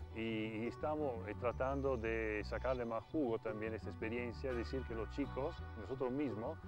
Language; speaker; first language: Spanish; non-native, fluent; Italian